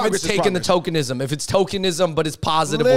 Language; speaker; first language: English; native; English